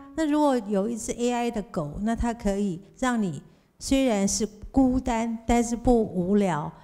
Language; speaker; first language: Chinese; native; Chinese